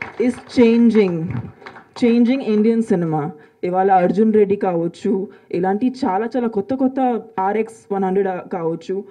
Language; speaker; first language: Telugu; non-native, local second language; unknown